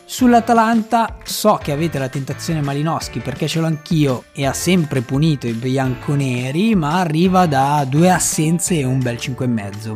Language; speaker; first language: Italian; native; Italian